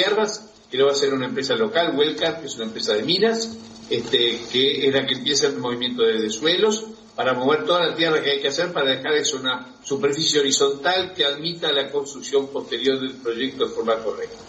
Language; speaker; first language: Spanish; native; Spanish